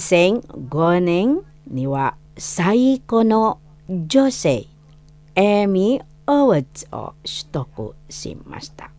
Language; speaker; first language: Japanese; non-native, fluent; Indonesian